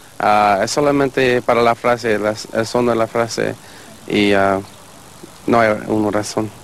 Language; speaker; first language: Spanish; non-native, learner; English